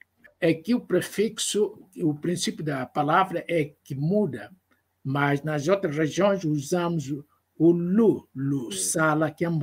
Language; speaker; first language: Portuguese; non-native, local second language; Kongo